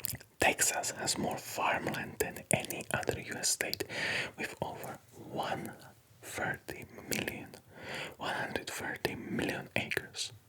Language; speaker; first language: English; non-native, fluent; Polish